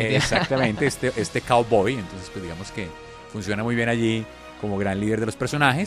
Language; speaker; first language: Spanish; native; Spanish